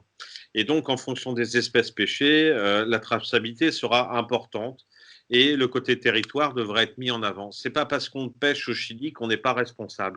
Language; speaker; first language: French; native; French